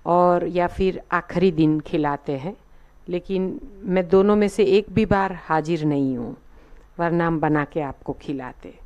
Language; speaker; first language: Hindi; non-native, local second language; Gujarati